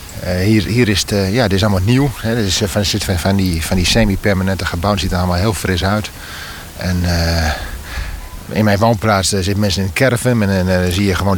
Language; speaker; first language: Dutch; native; Dutch